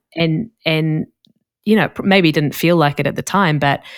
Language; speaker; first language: English; native; English